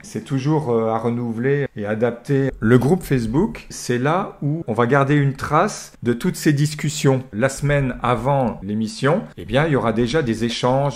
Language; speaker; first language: French; native; French